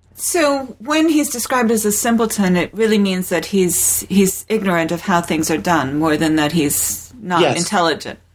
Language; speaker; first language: English; native; English